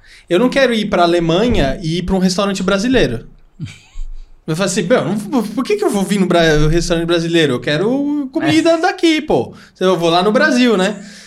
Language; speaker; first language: Portuguese; native; Portuguese